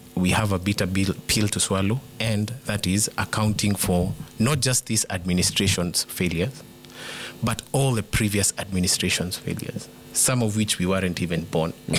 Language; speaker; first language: English; non-native, local second language; Kikuyu